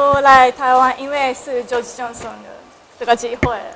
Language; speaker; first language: Chinese; non-native, learner; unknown